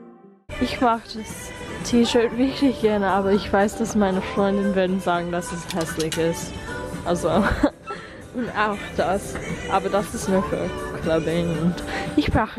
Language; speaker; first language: German; non-native, learner; English